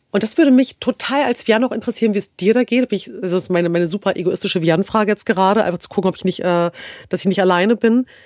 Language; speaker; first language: German; early bilingual, other home language; Kurdish